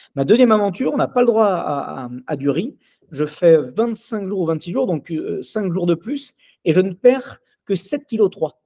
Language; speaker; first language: French; native; French